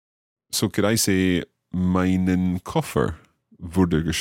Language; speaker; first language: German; non-native, learner; English